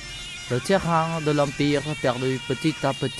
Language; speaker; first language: French; non-native, fluent; Khmer